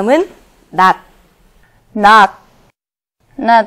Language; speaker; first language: Korean; native; Korean